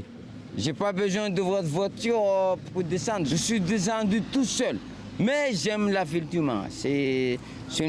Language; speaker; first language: French; non-native, local second language; Comorian